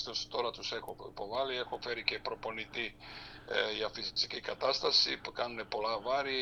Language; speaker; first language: Greek; non-native, fluent; Serbian